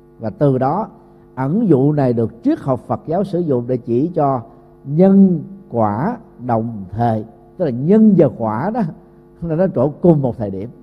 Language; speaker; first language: Vietnamese; native; Vietnamese